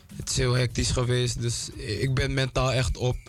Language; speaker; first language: Dutch; native; Dutch